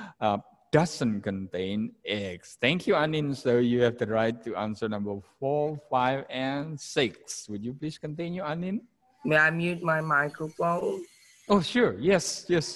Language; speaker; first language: English; non-native, fluent; Indonesian